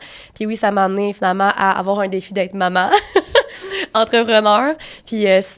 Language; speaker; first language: French; native; French